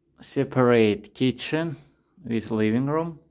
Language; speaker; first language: English; non-native, learner; Russian